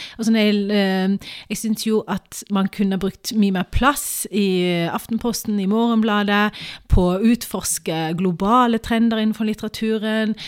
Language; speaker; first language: Norwegian; early bilingual, other home language; Urdu